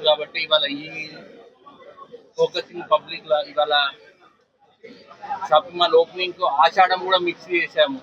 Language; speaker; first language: Telugu; native; Telugu